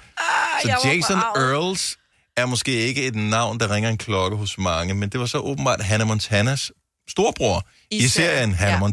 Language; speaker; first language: Danish; native; Danish